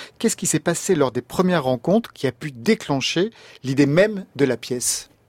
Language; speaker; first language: French; native; French